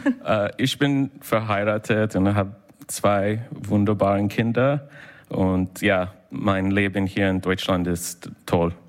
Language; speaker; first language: German; non-native, fluent; English